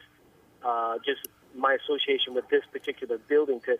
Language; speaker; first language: English; native; English